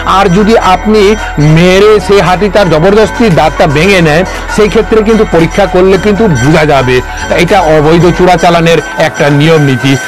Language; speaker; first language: Bangla; non-native, local second language; Kok Borok